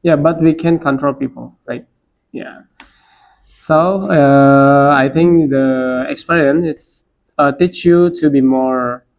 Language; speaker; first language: English; non-native, learner; Indonesian